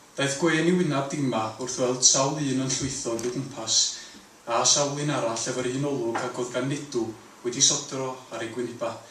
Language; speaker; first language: Welsh; native; Welsh